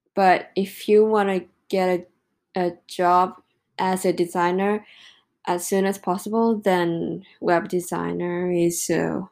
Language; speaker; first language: English; non-native, fluent; Japanese